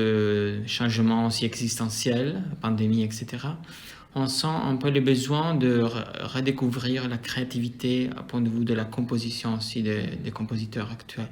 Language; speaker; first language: French; non-native, fluent; Italian